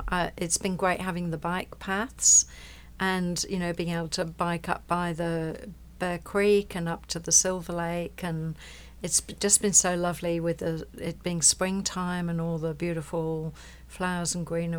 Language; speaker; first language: English; native; English